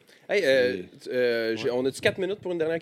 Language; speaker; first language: French; native; French